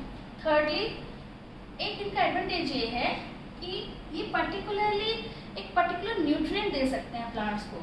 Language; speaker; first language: Hindi; native; Hindi